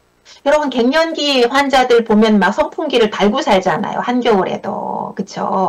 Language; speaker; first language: Korean; native; Korean